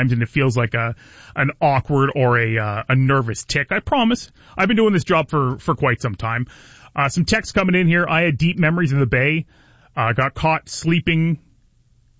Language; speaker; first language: English; native; English